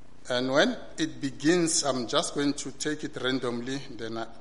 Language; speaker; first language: English; non-native, local second language; Tswana